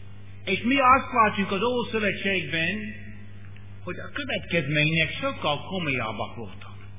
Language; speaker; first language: Hungarian; non-native, learner; English